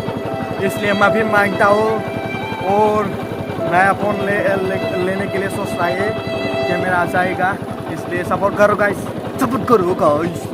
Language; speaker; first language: Hindi; non-native, local second language; Bodo